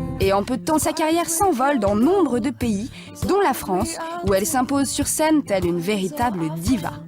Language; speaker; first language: French; native; French